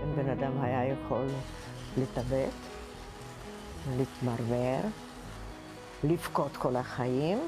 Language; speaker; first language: Hebrew; non-native, fluent; Czech